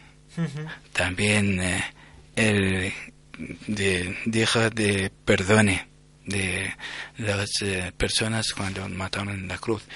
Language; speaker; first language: Spanish; non-native, learner; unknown